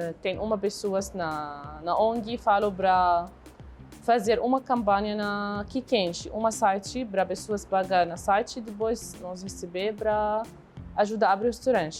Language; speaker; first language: Portuguese; non-native, learner; Arabic